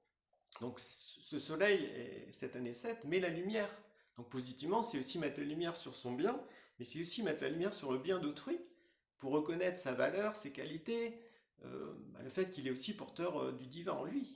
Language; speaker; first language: French; native; French